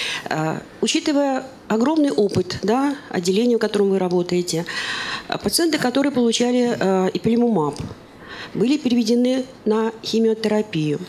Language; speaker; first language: Russian; native; Russian